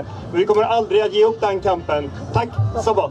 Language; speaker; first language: Swedish; native; Swedish